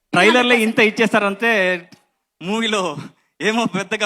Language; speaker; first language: Telugu; non-native, learner; Kannada